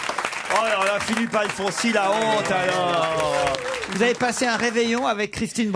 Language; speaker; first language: French; native; French